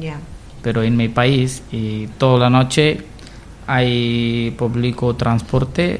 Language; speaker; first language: Spanish; non-native, learner; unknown